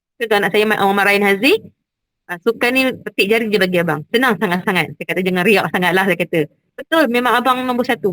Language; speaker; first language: Malay; native; Malay